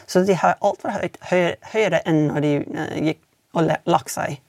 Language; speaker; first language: Norwegian; non-native, fluent; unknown